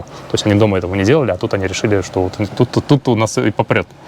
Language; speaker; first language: Russian; native; Russian